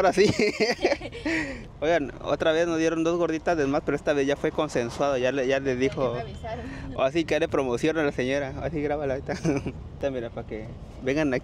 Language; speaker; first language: Spanish; native; Spanish